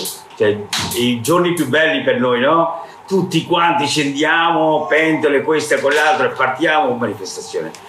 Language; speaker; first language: Italian; non-native, fluent; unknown